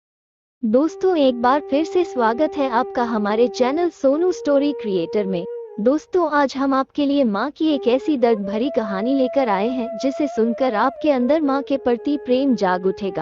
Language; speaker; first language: Hindi; native; Hindi